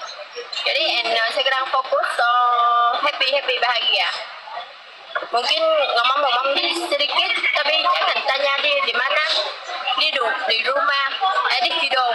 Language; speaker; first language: Indonesian; non-native, learner; Vietnamese